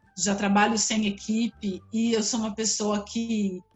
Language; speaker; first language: Portuguese; native; Portuguese